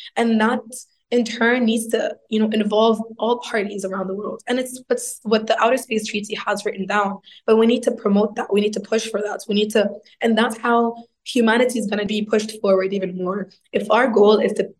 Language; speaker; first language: English; non-native, fluent; Arabic